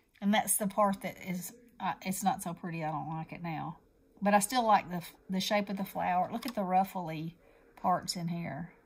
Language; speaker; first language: English; native; English